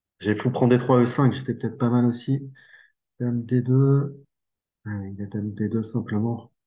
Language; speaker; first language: French; native; French